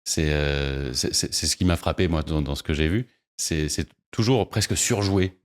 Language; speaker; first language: French; native; French